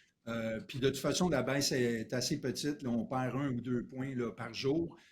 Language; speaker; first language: French; native; French